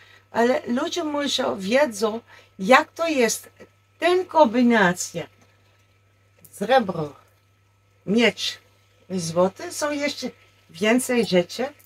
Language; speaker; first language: Polish; non-native, learner; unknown